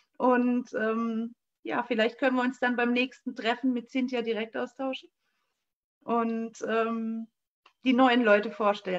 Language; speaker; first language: German; native; German